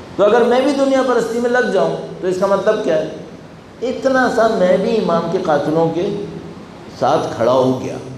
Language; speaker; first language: Urdu; early bilingual, heritage; Urdu